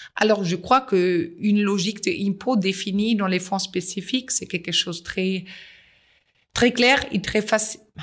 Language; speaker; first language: French; non-native, fluent; German